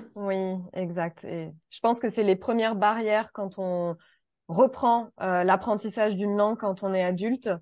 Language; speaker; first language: French; native; French